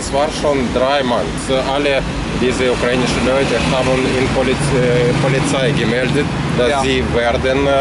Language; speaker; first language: German; non-native, fluent; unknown